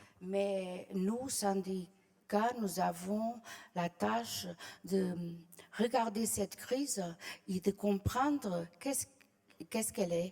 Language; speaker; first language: French; non-native, fluent; Portuguese